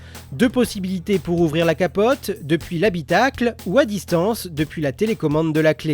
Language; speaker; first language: French; native; French